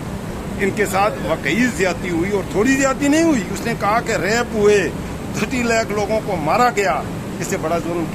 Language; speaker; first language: Hindi; native; Hindi